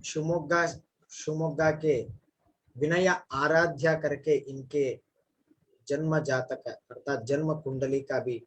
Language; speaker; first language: Hindi; non-native, local second language; Kannada